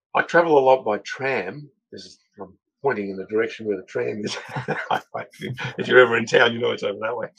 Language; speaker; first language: English; native; English